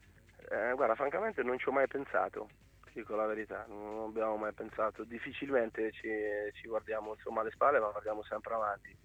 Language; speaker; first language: Italian; native; Italian